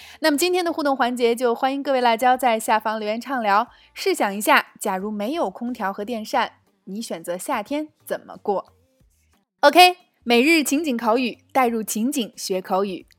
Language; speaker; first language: Chinese; native; Chinese